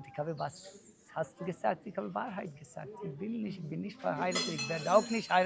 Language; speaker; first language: German; non-native, learner; Bangla